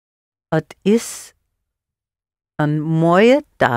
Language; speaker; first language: Dutch; non-native, learner; English